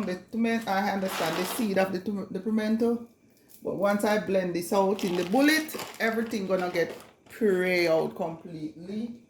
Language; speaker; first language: English; non-native, local second language; Jamaican Creole English